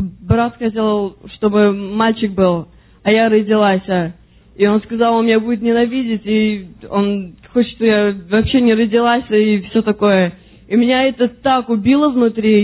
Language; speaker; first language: Russian; early bilingual, heritage; Russian